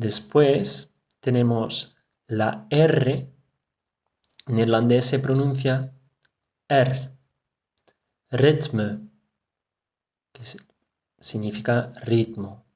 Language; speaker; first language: Spanish; non-native, fluent; Dutch